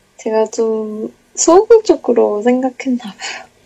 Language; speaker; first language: Korean; non-native, learner; Chinese